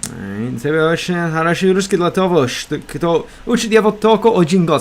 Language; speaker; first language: Russian; non-native, learner; English